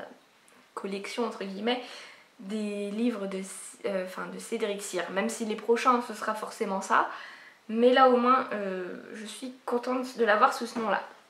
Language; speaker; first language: French; native; French